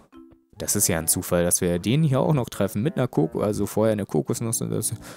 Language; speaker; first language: German; native; German